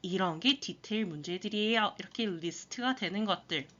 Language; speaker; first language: Korean; early bilingual, heritage; Korean